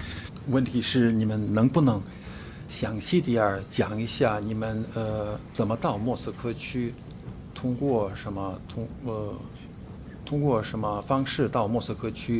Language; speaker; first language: Chinese; non-native, fluent; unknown